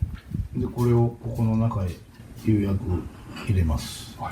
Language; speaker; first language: Japanese; native; Japanese